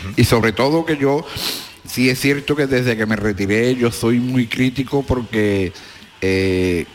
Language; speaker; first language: Spanish; native; Spanish